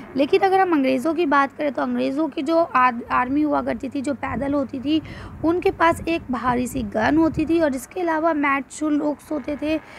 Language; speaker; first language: Hindi; native; Hindi